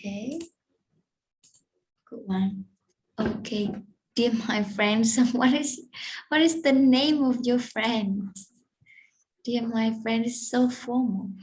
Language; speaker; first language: English; non-native, fluent; Vietnamese